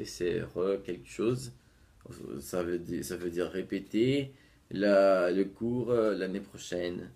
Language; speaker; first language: French; non-native, fluent; Portuguese